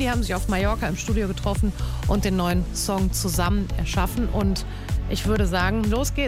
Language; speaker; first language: German; native; German